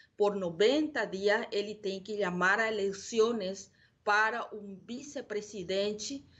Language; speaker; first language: Portuguese; non-native, learner; Spanish